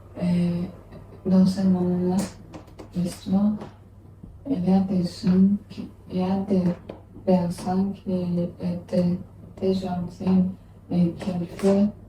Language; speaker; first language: French; non-native, learner; English